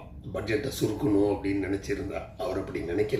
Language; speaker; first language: Tamil; native; Tamil